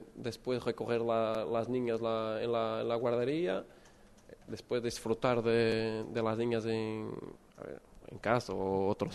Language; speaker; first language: Spanish; non-native, fluent; Portuguese